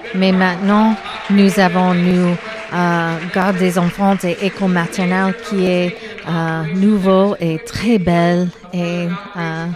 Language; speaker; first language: French; non-native, learner; English